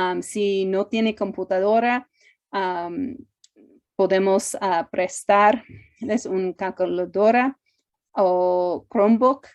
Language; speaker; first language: Spanish; non-native, fluent; English